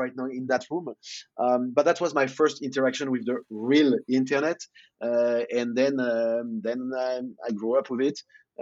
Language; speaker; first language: English; non-native, fluent; French